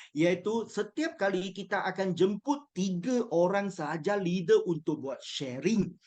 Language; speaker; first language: Malay; non-native, local second language; Chinese